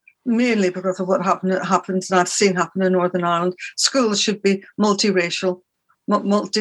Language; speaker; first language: English; native; English